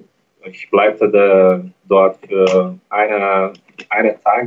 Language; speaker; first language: German; non-native, learner; Portuguese